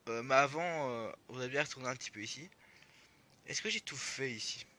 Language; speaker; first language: French; native; French